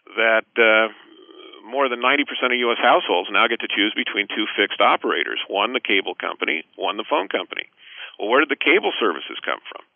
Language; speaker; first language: English; native; English